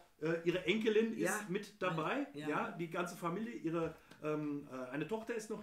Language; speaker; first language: German; native; German